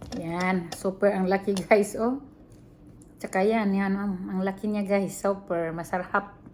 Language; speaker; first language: Filipino; non-native, local second language; Cebuano